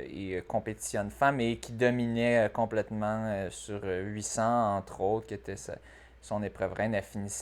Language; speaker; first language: French; native; French